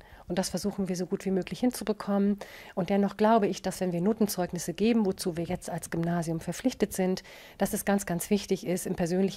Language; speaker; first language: German; native; German